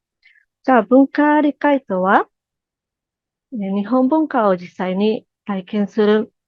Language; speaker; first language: Japanese; non-native, learner; Spanish